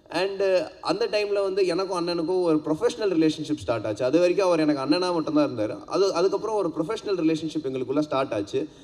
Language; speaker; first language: Tamil; native; Tamil